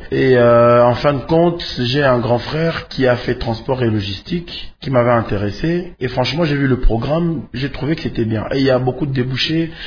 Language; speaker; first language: French; non-native, local second language; Lingala